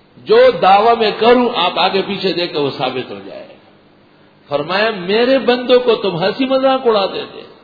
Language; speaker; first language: Urdu; non-native, local second language; Pashto